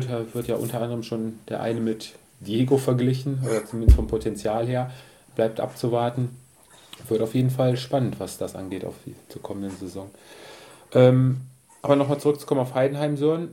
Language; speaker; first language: German; native; German